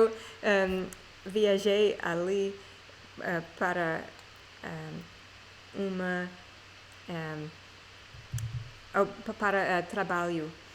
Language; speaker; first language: Portuguese; non-native, learner; English